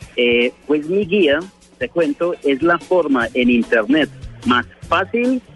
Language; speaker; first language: Spanish; early bilingual, heritage; Spanish